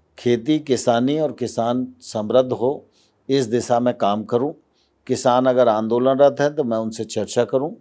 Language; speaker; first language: Hindi; native; Hindi